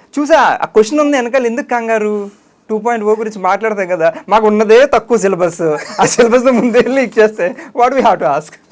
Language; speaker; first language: Telugu; native; Telugu